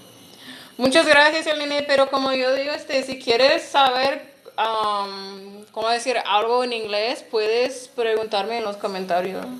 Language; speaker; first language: Spanish; non-native, learner; English